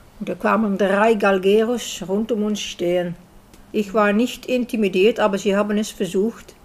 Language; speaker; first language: German; non-native, learner; Dutch